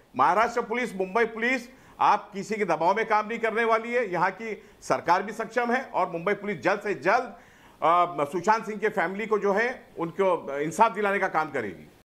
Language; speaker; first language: Hindi; native; Hindi